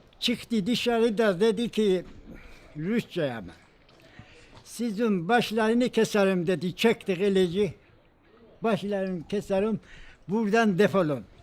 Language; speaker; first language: Turkish; non-native, local second language; Georgian